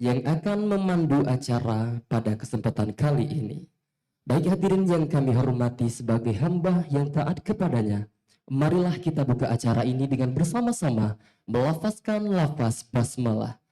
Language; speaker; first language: Indonesian; native; Indonesian